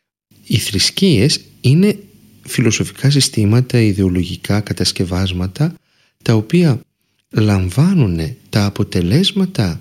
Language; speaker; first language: Greek; native; Greek